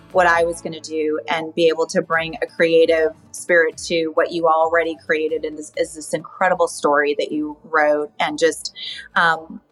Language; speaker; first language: English; native; English